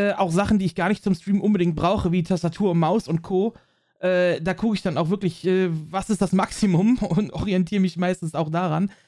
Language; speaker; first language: German; native; German